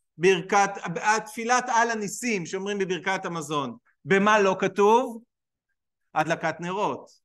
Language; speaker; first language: Hebrew; native; Hebrew